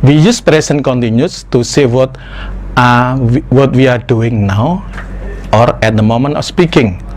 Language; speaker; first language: English; non-native, fluent; Indonesian